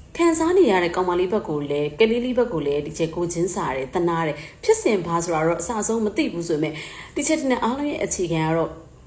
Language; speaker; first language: Burmese; native; Burmese